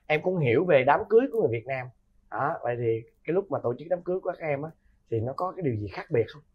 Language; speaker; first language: Vietnamese; native; Vietnamese